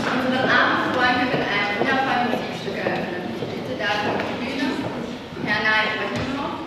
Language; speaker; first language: German; native; German